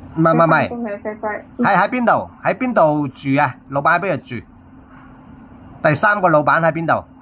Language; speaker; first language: Cantonese; native; Cantonese